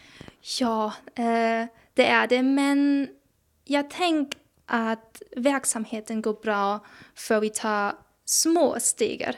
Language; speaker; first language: Swedish; non-native, learner; German